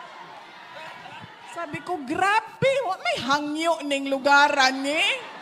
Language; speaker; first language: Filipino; non-native, local second language; Cebuano